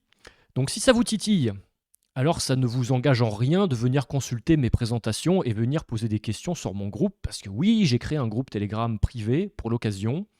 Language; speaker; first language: French; native; French